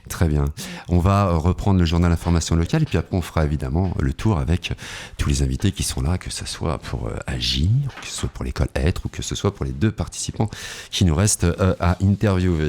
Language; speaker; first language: French; native; French